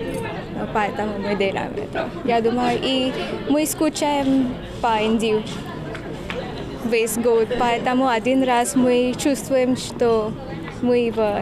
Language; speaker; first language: Russian; non-native, learner; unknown